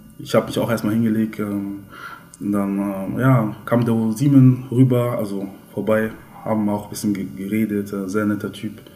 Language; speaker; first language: German; early bilingual, other home language; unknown